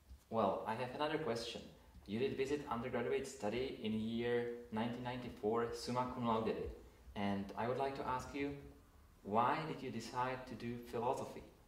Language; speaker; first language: English; non-native, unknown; Czech